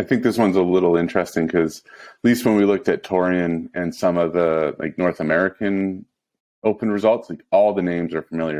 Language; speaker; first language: English; native; English